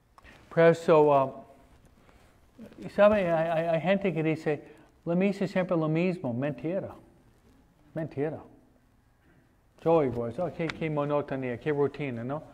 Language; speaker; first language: Spanish; non-native, fluent; English